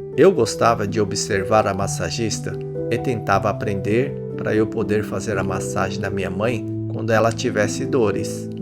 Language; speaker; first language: Portuguese; early bilingual, other home language; Japanese